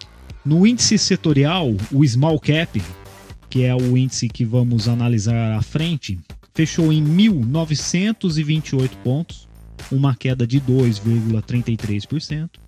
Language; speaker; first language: Portuguese; native; Portuguese